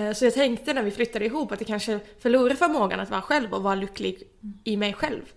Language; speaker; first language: Swedish; non-native, local second language; Finnish